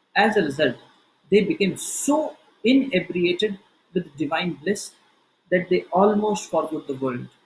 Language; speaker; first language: English; non-native, local second language; Hindi